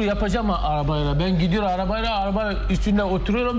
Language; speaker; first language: Turkish; non-native, learner; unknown